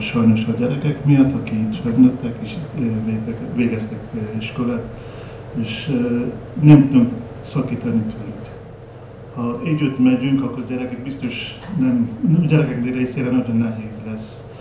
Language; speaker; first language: Hungarian; non-native, learner; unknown